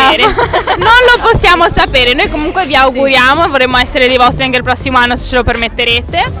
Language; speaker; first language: Italian; native; Italian